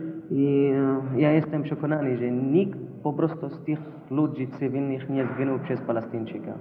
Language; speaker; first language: Polish; non-native, learner; Arabic